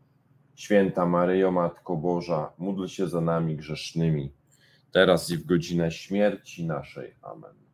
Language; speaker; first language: Polish; native; Polish